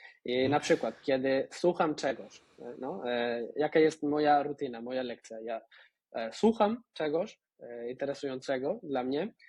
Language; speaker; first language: Polish; non-native, fluent; Spanish